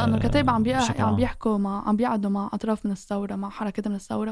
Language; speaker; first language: Arabic; native; Arabic